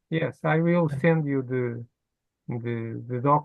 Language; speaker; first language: English; non-native, fluent; Portuguese